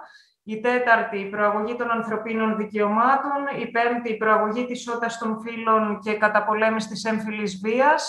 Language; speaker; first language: Greek; native; Greek